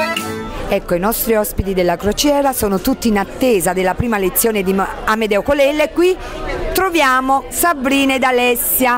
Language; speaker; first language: Italian; native; Italian